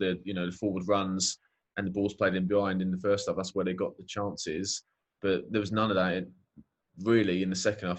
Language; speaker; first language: English; native; English